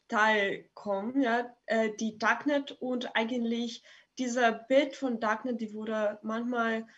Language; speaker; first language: German; non-native, fluent; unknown